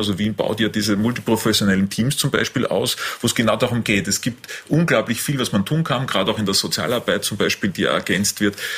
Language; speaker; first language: German; native; German